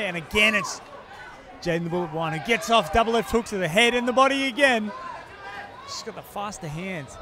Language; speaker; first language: English; native; English